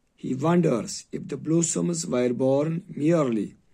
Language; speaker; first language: English; non-native, local second language; Urdu